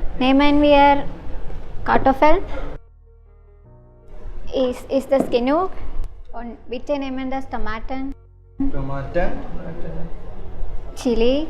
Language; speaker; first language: German; non-native, learner; Malayalam